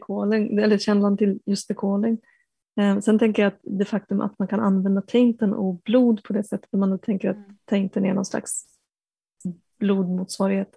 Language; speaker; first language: Swedish; native; Swedish